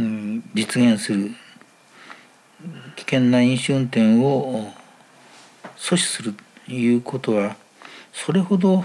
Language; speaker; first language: Japanese; native; Japanese